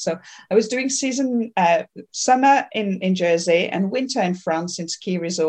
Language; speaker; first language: English; non-native, fluent; French